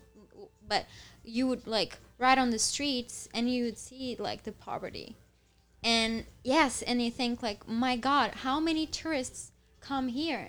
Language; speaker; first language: English; non-native, fluent; Portuguese